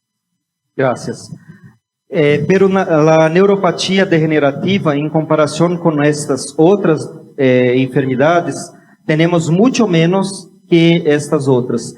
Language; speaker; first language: Spanish; non-native, fluent; Portuguese